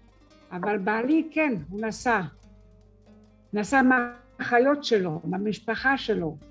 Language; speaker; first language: Hebrew; early bilingual, other home language; French